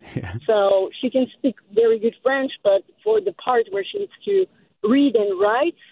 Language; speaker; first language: English; non-native, fluent; French